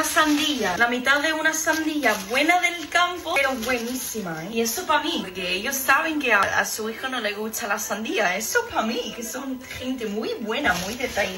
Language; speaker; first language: Spanish; non-native, fluent; English